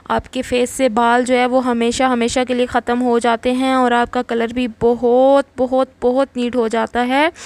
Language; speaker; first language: Urdu; native; Urdu